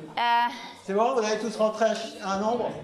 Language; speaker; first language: French; native; French